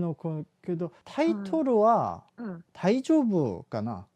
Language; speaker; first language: Japanese; non-native, fluent; Korean